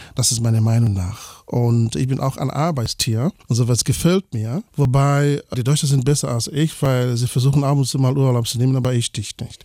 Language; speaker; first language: German; non-native, fluent; Igbo